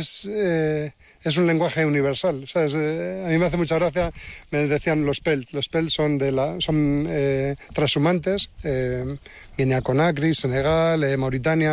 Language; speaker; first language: Spanish; native; Spanish